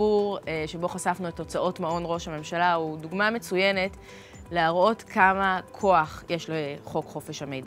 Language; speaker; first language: Hebrew; native; Hebrew